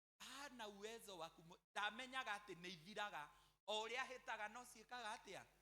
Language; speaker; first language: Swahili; non-native, local second language; Kikuyu